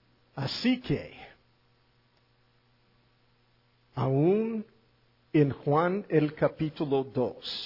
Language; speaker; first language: Spanish; non-native, fluent; English